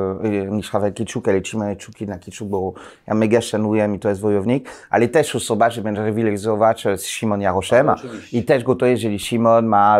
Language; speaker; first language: Polish; non-native, learner; French